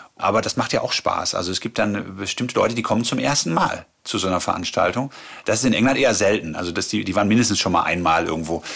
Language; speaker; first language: German; native; German